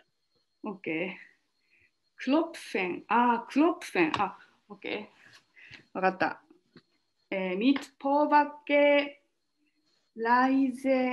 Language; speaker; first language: German; non-native, learner; Japanese